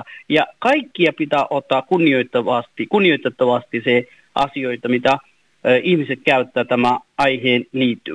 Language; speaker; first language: Finnish; non-native, fluent; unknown